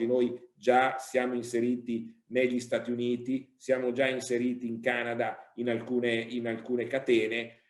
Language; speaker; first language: Italian; native; Italian